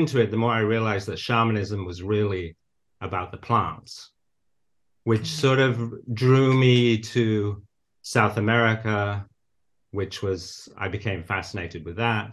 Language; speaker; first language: English; native; English